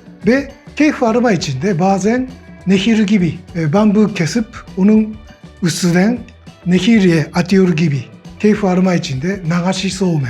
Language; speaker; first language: Turkish; non-native, learner; Japanese